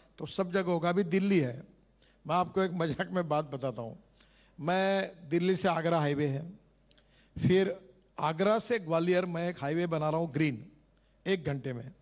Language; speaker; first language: Hindi; non-native, local second language; Marathi